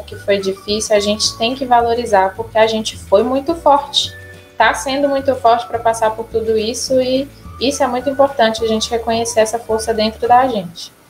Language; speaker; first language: Portuguese; native; Portuguese